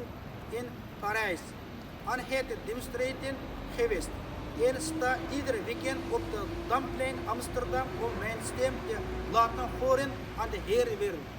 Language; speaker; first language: Dutch; non-native, fluent; Uyghur